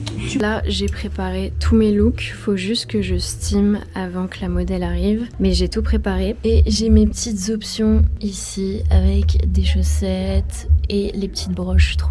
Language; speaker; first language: French; native; French